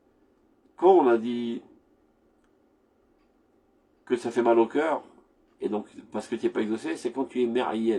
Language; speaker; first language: French; native; French